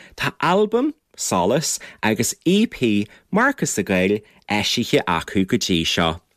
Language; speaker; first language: Irish; native; Irish